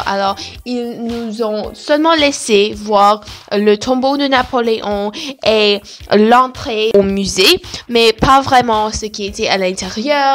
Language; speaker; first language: French; non-native, learner; English